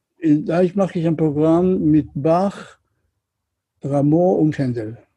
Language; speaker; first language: German; non-native, learner; Catalan